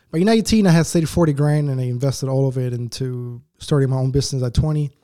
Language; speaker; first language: English; early bilingual, other home language; Spanish